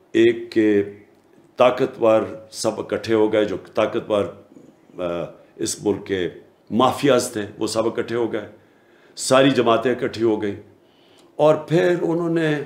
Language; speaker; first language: Urdu; native; Urdu